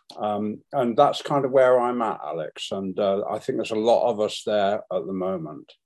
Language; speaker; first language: English; native; English